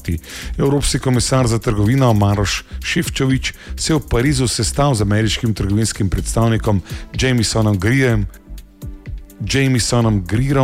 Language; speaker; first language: Slovenian; native; Slovenian